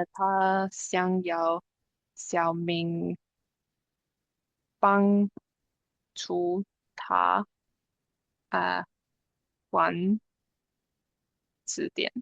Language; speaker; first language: Chinese; non-native, learner; English